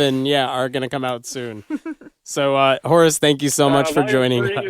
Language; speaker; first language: English; native; English